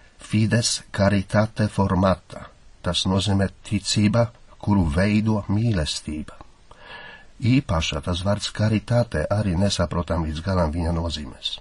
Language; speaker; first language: Latvian; non-native, fluent; Polish